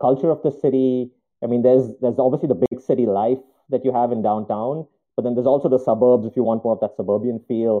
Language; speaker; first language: English; non-native, local second language; Hindi